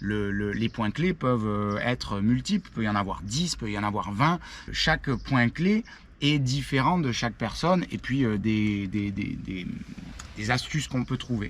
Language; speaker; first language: French; native; French